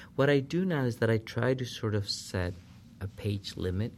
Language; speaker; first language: English; non-native, fluent; Spanish